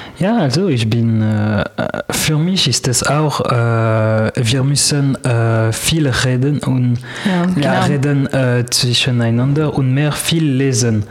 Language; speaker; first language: German; non-native, learner; French